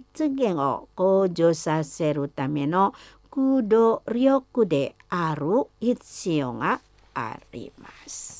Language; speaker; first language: Japanese; non-native, fluent; Indonesian